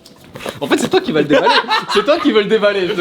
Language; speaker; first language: French; native; French